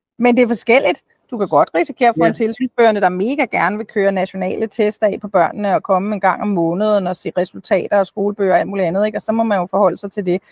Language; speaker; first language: Danish; native; Danish